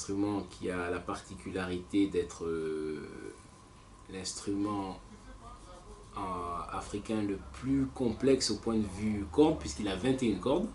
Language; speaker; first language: French; native; French